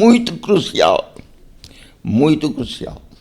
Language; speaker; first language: Portuguese; non-native, local second language; Konkani